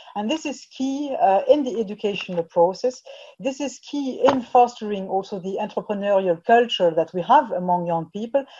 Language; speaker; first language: English; non-native, fluent; French